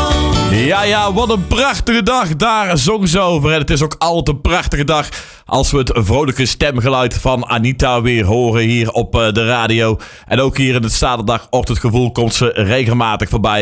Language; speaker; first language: Dutch; native; Dutch